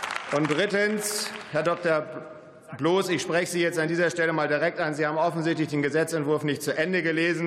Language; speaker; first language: German; native; German